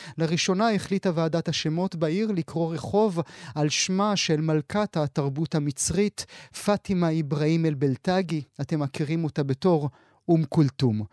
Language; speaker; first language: Hebrew; native; Hebrew